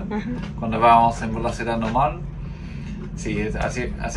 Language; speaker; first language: Spanish; non-native, fluent; English